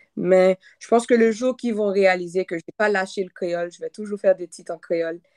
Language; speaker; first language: French; non-native, local second language; Haitian Creole